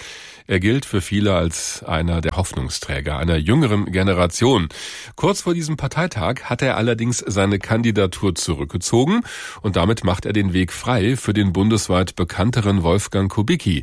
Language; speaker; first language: German; native; German